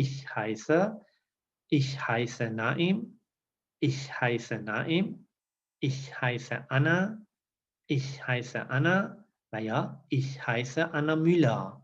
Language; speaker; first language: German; non-native, learner; Persian